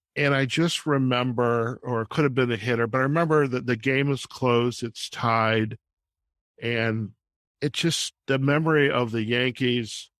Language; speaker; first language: English; native; English